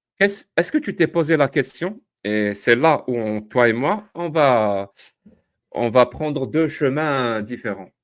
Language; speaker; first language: French; non-native, local second language; Kabyle